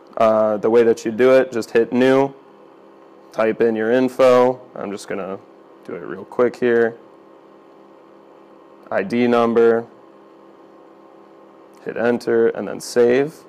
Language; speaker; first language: English; native; English